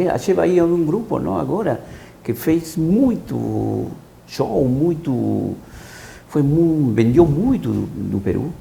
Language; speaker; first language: Portuguese; non-native, learner; Spanish